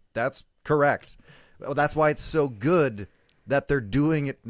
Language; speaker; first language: English; native; English